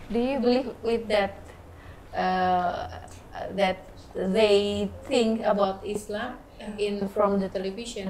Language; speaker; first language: English; non-native, learner; Indonesian